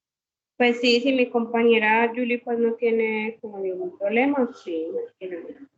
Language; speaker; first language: Spanish; native; Spanish